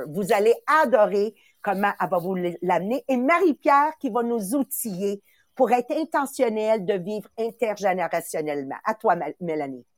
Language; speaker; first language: French; native; French